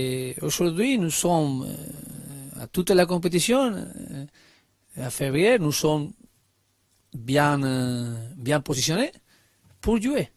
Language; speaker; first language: French; non-native, learner; Spanish